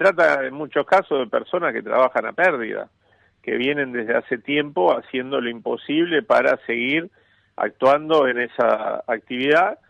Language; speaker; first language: Spanish; native; Spanish